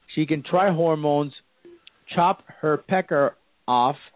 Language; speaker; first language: English; early bilingual, other home language; Spanish